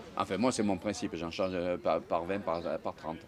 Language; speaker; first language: French; native; French